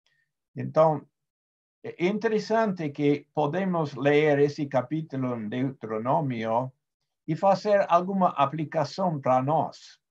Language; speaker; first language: Portuguese; non-native, fluent; Spanish